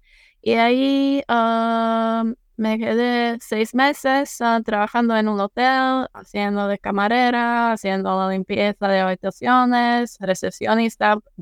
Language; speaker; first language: Spanish; non-native, fluent; Czech